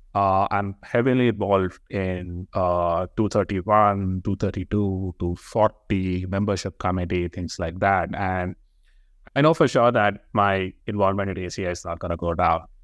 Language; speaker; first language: English; non-native, local second language; Telugu